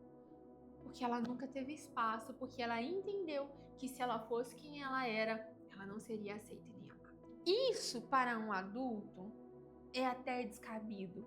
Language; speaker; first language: Portuguese; native; Portuguese